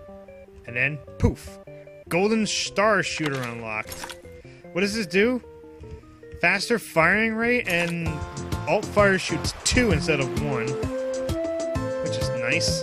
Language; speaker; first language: English; native; English